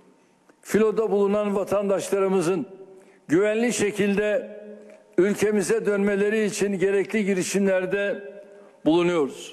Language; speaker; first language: Turkish; native; Turkish